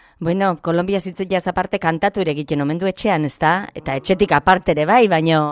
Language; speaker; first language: Basque; native; Basque